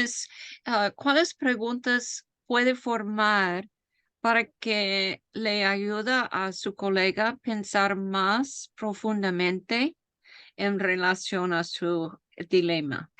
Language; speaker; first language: Spanish; non-native, fluent; English